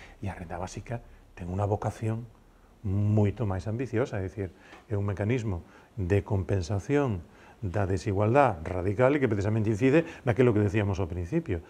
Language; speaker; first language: Galician; non-native, local second language; Spanish